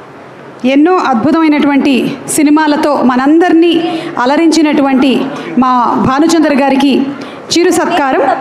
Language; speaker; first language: Telugu; native; Telugu